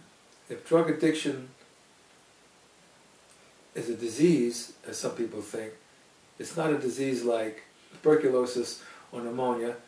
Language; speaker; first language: English; native; English